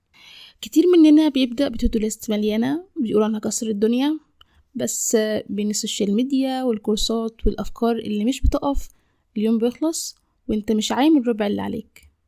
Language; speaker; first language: Arabic; native; Arabic